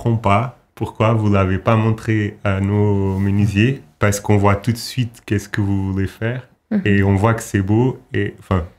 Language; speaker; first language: French; non-native, fluent; Portuguese